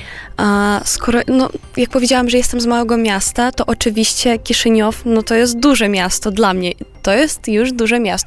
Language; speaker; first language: Polish; non-native, fluent; Romanian